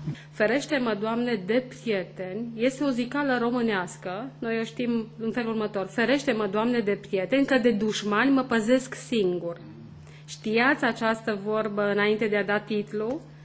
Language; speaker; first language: Romanian; native; Romanian